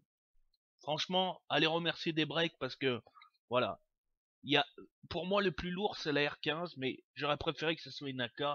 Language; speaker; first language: French; native; French